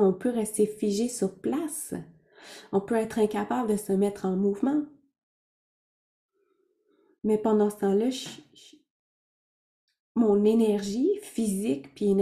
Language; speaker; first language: French; native; French